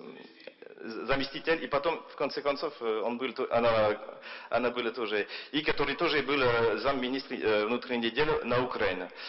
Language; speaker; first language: Russian; non-native, fluent; French